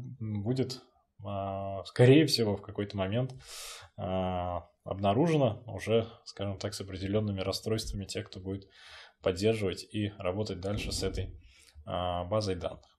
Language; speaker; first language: Russian; native; Russian